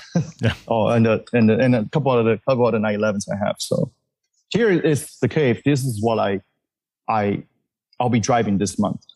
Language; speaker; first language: English; early bilingual, other home language; Chinese